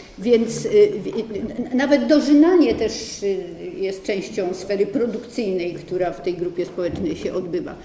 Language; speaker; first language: Polish; native; Polish